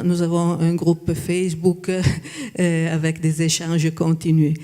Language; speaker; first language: French; non-native, fluent; Italian